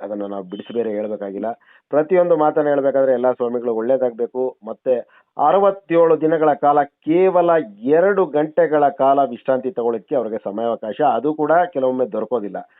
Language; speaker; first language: Kannada; native; Kannada